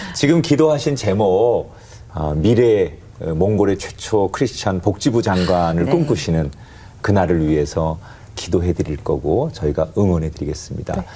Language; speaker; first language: Korean; native; Korean